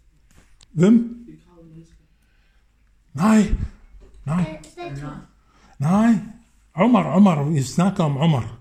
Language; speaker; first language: Danish; non-native, fluent; Arabic